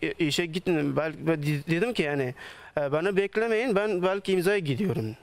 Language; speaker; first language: Turkish; non-native, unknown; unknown